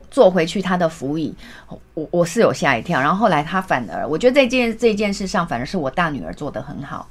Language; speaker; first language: Chinese; native; Chinese